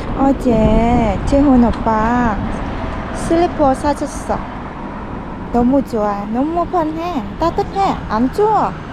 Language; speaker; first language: Korean; non-native, learner; Vietnamese